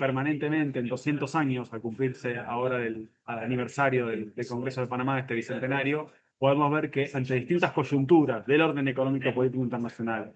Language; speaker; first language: Spanish; native; Spanish